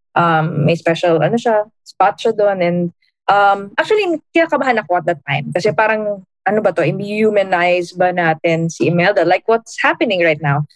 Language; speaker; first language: Filipino; native; Filipino